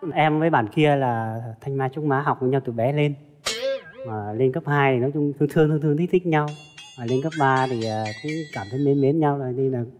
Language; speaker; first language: Vietnamese; non-native, local second language; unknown